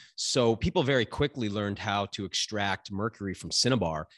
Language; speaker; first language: English; native; English